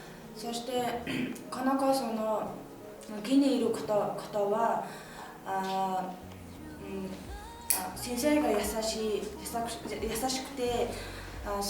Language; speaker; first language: Japanese; non-native, learner; Mongolian